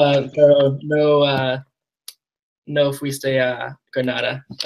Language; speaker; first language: Spanish; non-native, learner; English